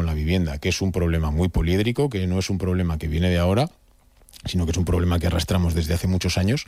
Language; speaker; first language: Spanish; native; Spanish